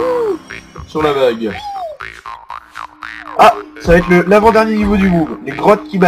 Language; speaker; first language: French; native; French